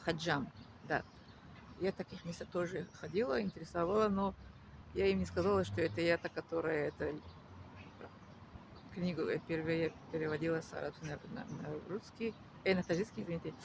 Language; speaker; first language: Russian; non-native, learner; Tajik